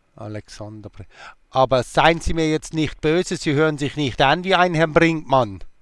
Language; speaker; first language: German; native; German